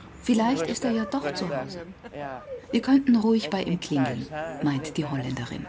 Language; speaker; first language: German; native; German